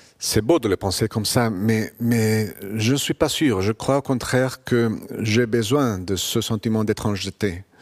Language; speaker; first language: French; non-native, fluent; Spanish